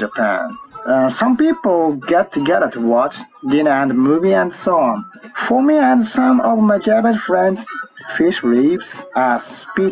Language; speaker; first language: English; non-native, learner; Japanese